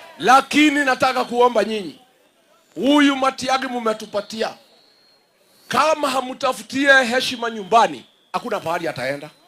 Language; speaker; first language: Swahili; non-native, local second language; Kikuyu